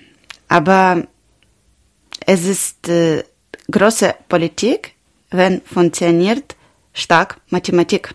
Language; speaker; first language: German; non-native, learner; Ukrainian